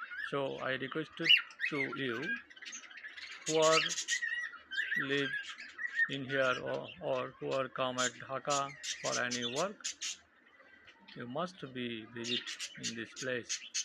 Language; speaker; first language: English; non-native, local second language; Bangla